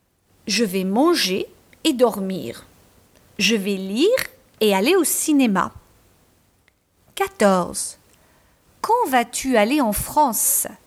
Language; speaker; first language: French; non-native, fluent; English